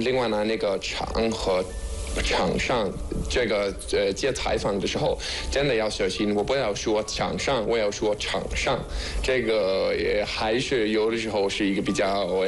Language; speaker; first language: Chinese; non-native, fluent; Danish